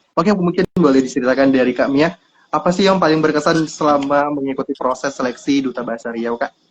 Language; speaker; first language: Indonesian; native; Indonesian